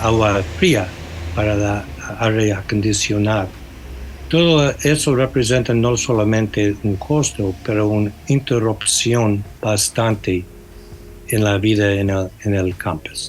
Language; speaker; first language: Spanish; non-native, fluent; English